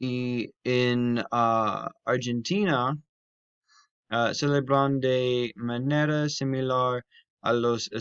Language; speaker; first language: Spanish; non-native, learner; English